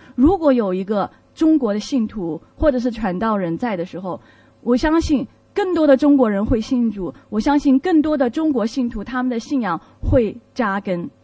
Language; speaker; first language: Chinese; native; Chinese